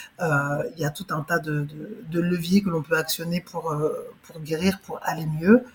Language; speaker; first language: French; early bilingual, other home language; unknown